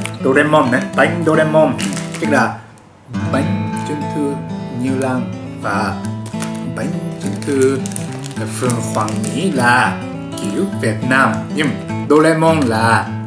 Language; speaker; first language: Vietnamese; non-native, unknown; Japanese